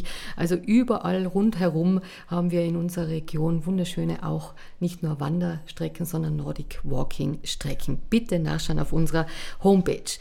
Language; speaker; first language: German; native; German